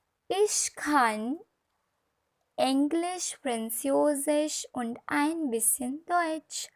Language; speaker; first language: German; non-native, learner; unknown